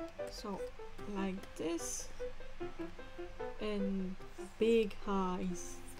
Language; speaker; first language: English; non-native, fluent; French